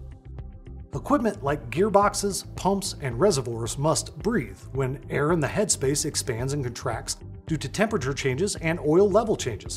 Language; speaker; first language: English; native; English